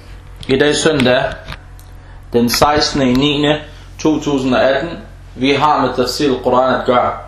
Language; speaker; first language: Danish; non-native, fluent; Arabic